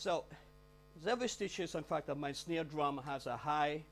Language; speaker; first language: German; non-native, learner; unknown